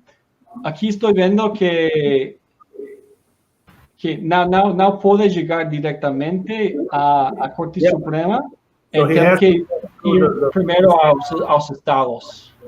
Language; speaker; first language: Portuguese; non-native, learner; Spanish